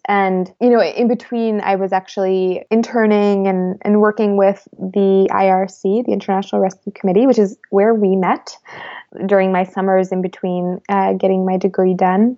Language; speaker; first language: English; early bilingual, other home language; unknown